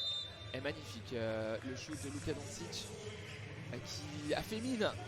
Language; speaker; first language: French; native; French